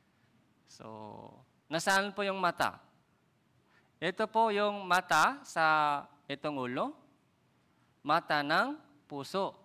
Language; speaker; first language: Filipino; non-native, fluent; Korean